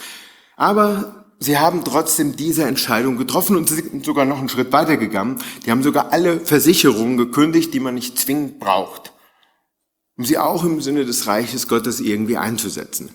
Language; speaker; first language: German; native; German